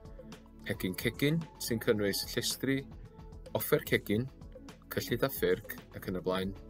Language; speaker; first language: Welsh; native; Welsh